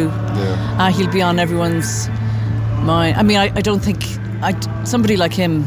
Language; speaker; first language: English; native; English